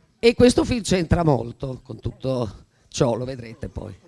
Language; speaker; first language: Italian; native; Italian